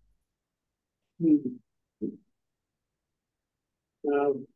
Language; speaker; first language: English; non-native, learner; Bangla